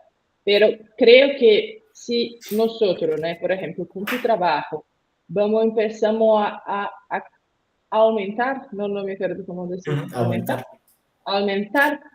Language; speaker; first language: Spanish; non-native, learner; Portuguese